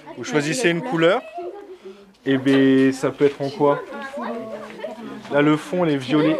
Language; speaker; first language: French; native; French